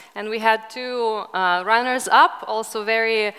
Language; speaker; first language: English; non-native, fluent; Lithuanian